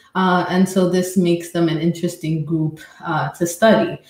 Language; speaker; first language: English; non-native, fluent; Amharic